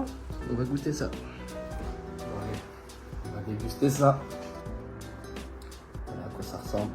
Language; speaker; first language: French; native; French